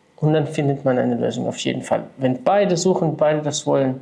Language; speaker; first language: German; non-native, fluent; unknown